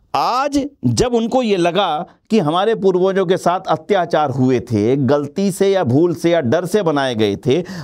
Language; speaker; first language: Hindi; native; Hindi